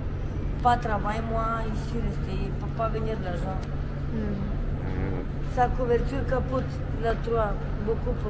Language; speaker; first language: French; non-native, learner; Portuguese